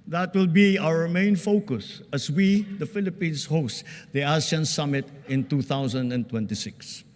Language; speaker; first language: English; non-native, local second language; Filipino